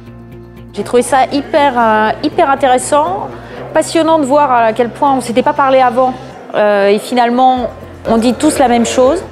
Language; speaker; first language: French; native; French